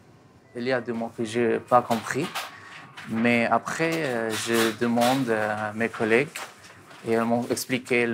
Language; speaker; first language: French; non-native, learner; Arabic